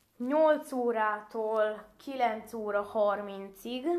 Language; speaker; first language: Hungarian; native; Hungarian